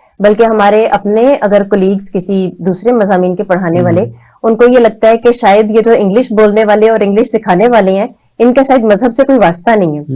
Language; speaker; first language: Urdu; native; Urdu